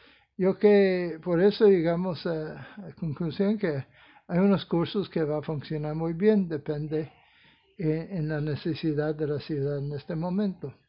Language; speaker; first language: Spanish; non-native, fluent; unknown